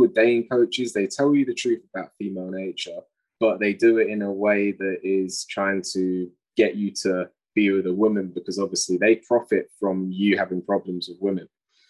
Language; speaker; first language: English; native; English